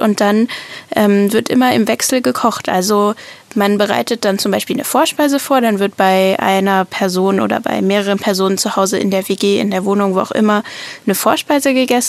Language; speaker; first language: German; native; German